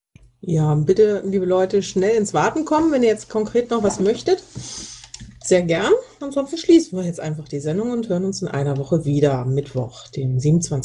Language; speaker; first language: German; native; German